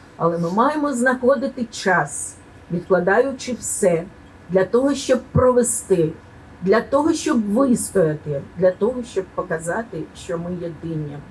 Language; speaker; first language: Ukrainian; native; Ukrainian